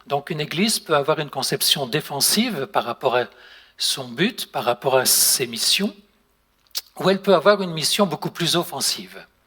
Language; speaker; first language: French; native; French